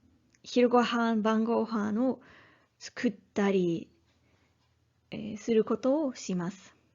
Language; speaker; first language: Japanese; non-native, learner; English